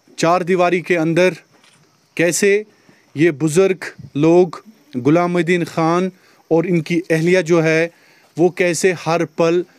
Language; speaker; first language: Hindi; non-native, local second language; Kashmiri